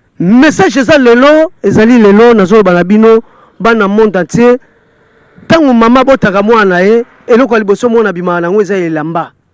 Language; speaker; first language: Lingala; non-native, local second language; Kongo